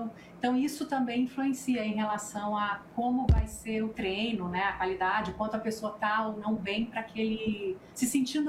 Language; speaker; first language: Portuguese; native; Portuguese